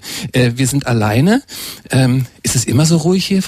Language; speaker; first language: German; native; German